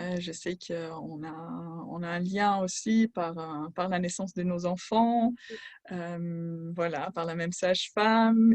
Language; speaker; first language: French; non-native, fluent; German